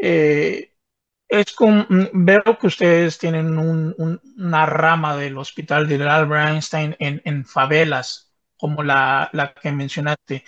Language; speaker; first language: Spanish; native; Spanish